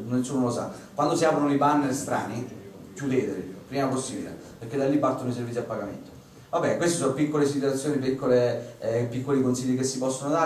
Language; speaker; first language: Italian; native; Italian